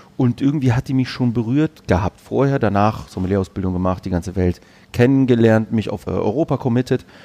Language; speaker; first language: German; early bilingual, other home language; Greek